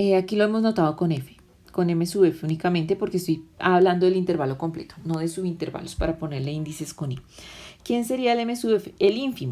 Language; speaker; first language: Spanish; native; Spanish